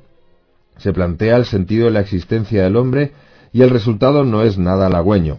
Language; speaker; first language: Spanish; native; Spanish